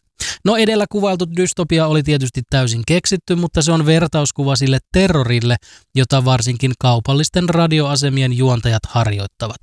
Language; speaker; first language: Finnish; native; Finnish